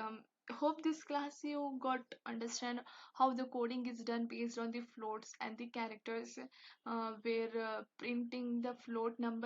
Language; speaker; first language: English; non-native, local second language; Hindi